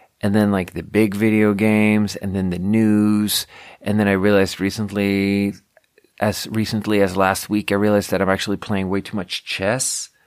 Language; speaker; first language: English; native; English